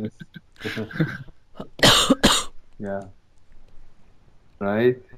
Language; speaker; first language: English; non-native, learner; Korean